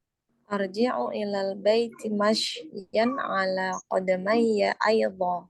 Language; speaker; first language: Arabic; non-native, learner; Indonesian